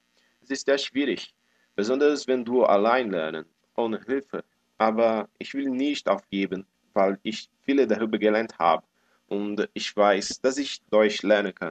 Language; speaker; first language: German; non-native, learner; Portuguese